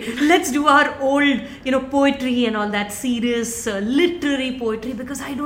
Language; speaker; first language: English; non-native, local second language; Tamil